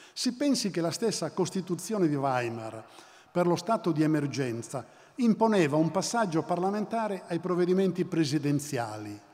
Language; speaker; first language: Italian; native; Italian